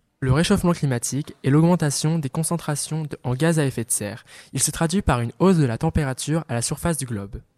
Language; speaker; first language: French; native; French